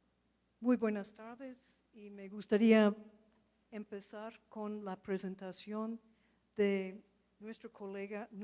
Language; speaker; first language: Spanish; non-native, fluent; English